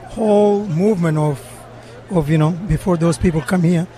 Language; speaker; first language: English; non-native, fluent; Arabic